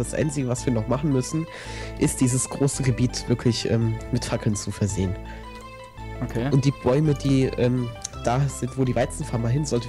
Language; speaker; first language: German; native; German